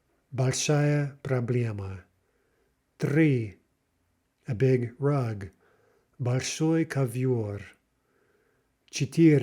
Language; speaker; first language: Russian; non-native, fluent; English